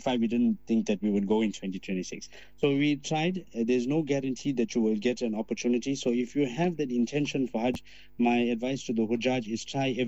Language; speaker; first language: English; native; English